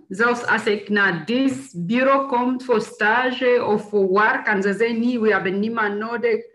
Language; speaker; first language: Dutch; non-native, learner; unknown